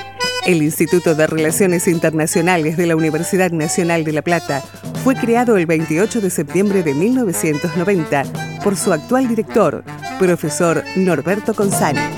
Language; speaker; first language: Spanish; native; Spanish